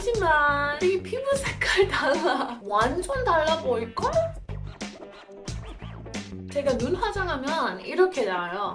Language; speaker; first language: Korean; non-native, fluent; English